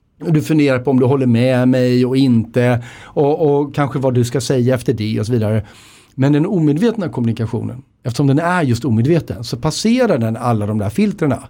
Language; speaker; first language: Swedish; native; Swedish